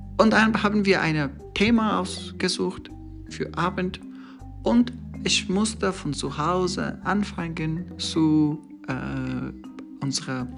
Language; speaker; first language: German; non-native, learner; Persian